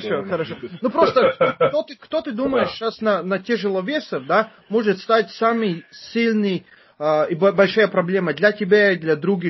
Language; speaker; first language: Russian; non-native, fluent; Latvian